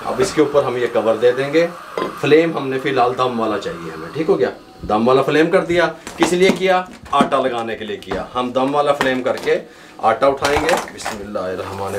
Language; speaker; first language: Hindi; non-native, local second language; Punjabi